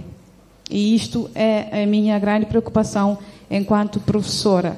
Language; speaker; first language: Portuguese; non-native, local second language; Kabuverdianu